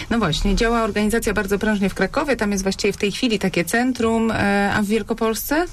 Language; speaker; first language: Polish; native; Polish